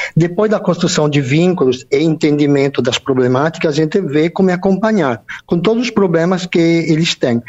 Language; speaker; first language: Portuguese; non-native, fluent; Italian